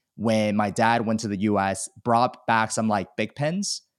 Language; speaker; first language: English; early bilingual, other home language; Chinese